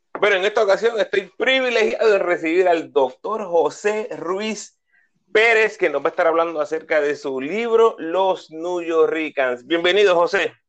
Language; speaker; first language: Spanish; native; Spanish